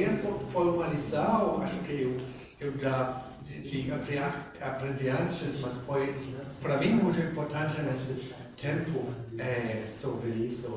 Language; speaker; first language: Portuguese; non-native, learner; German